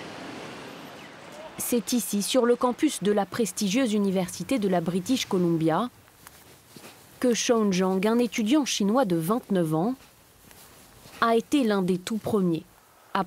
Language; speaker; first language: French; native; French